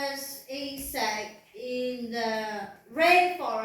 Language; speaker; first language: English; non-native, learner; Vietnamese